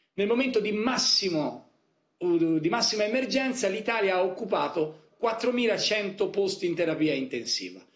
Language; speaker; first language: Italian; native; Italian